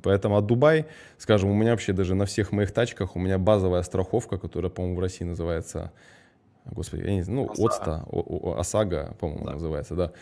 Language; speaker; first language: Russian; early bilingual, heritage; Russian